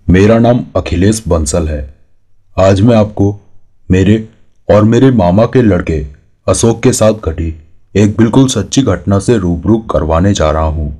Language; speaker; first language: Hindi; native; Hindi